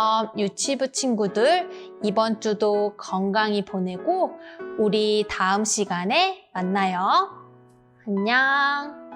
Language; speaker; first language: Korean; native; Korean